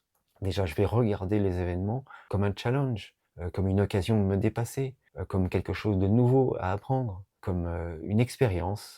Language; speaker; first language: French; native; French